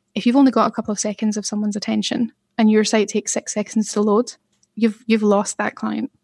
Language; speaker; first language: English; native; English